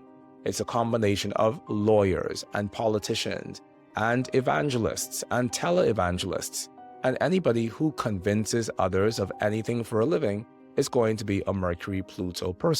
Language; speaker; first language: English; native; English